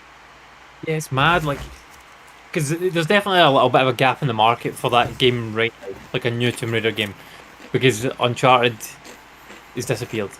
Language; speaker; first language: English; native; English